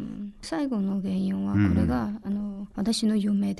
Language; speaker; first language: Japanese; non-native, learner; Chinese